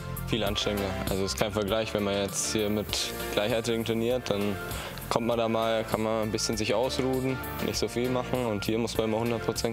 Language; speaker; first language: German; native; German